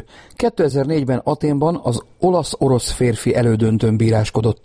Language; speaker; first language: Hungarian; native; Hungarian